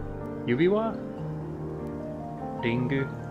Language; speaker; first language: Japanese; non-native, learner; English